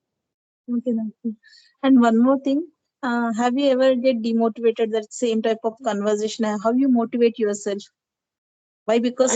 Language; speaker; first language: English; non-native, learner; Telugu